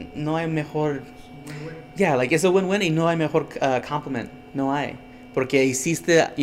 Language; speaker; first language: Spanish; early bilingual, heritage; Spanish